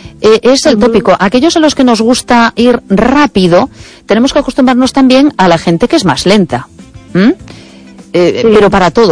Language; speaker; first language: Spanish; native; Spanish